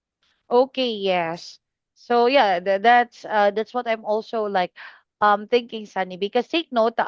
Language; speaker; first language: English; non-native, fluent; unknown